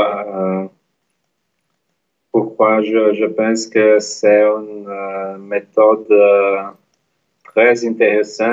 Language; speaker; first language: French; non-native, learner; Portuguese